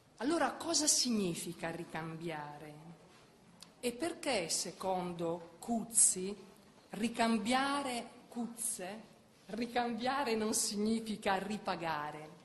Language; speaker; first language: Italian; native; Italian